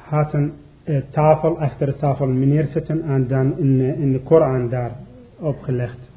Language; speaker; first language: Dutch; non-native, learner; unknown